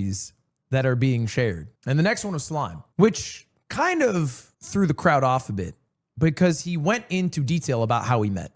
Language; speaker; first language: English; native; English